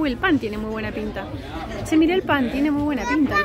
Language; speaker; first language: Spanish; native; Spanish